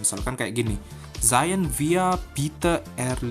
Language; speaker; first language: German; non-native, fluent; Indonesian